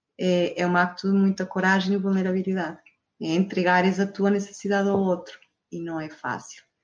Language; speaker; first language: Portuguese; non-native, fluent; Spanish